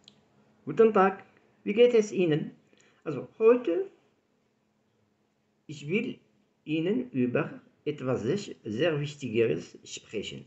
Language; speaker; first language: German; non-native, fluent; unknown